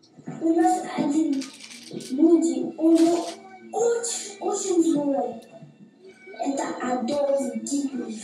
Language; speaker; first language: Russian; non-native, learner; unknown